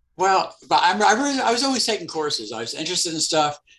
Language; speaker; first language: English; native; English